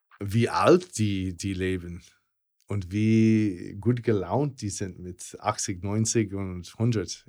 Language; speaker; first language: German; non-native, fluent; English